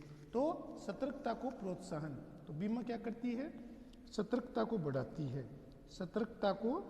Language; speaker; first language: Hindi; native; Hindi